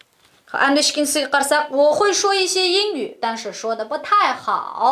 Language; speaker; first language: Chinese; non-native, local second language; Uyghur